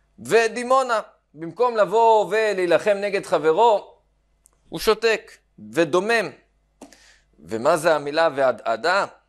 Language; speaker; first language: Hebrew; native; Hebrew